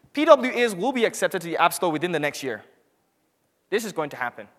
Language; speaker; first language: English; non-native, local second language; Hausa